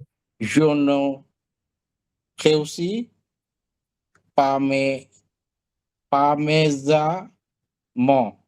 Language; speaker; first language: French; non-native, learner; Bangla